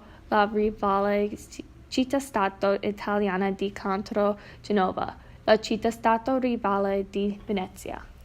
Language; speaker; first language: Italian; non-native, learner; English